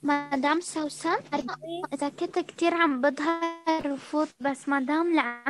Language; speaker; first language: French; non-native, learner; Arabic